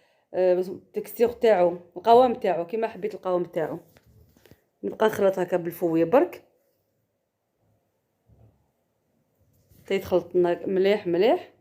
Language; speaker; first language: Arabic; native; Arabic